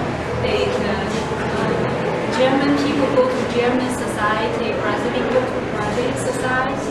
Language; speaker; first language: English; non-native, learner; Chinese